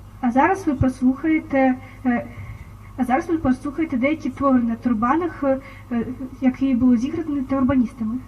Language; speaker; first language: Ukrainian; native; Ukrainian